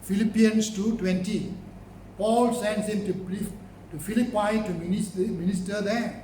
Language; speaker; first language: English; non-native, local second language; Tamil